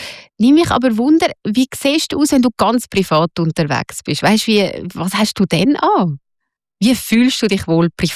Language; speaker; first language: German; native; German